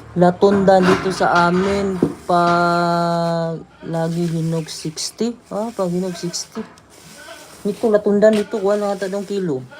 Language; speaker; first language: Filipino; non-native, local second language; Cebuano